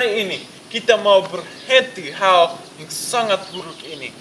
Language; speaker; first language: Indonesian; non-native, fluent; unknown